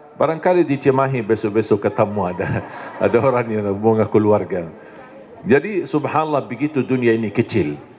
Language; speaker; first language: Indonesian; non-native, fluent; Arabic